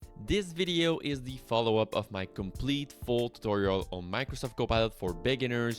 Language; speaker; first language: English; non-native, fluent; French